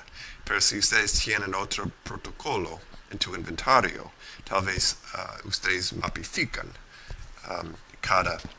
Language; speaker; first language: Spanish; non-native, fluent; English